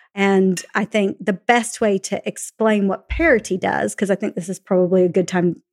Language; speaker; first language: English; native; English